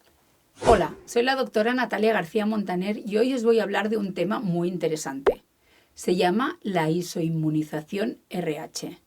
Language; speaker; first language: Spanish; native; Spanish